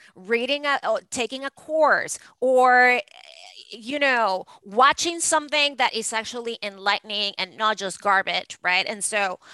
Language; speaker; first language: English; non-native, fluent; Spanish